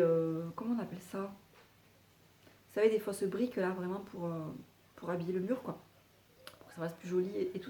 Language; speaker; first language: French; native; French